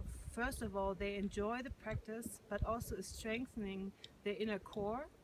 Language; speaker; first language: English; non-native, fluent; German